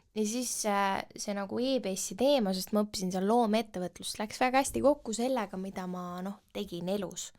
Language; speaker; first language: Estonian; non-native, local second language; Russian